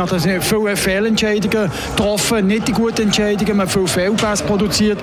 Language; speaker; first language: German; native; German